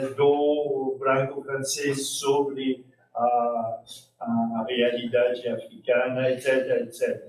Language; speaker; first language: Portuguese; non-native, fluent; French